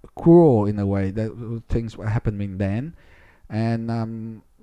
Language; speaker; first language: English; non-native, fluent; Vietnamese